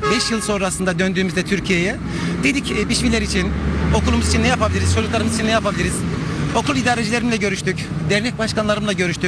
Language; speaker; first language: Turkish; native; Turkish